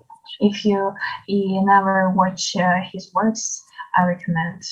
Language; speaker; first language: English; non-native, learner; Ukrainian